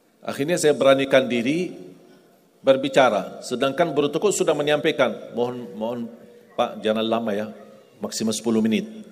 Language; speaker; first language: Malay; non-native, fluent; Arabic